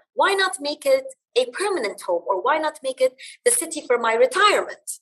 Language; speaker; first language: English; early bilingual, other home language; Arabic